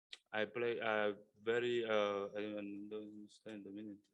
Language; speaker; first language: English; non-native, learner; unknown